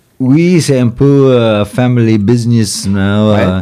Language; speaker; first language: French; non-native, fluent; English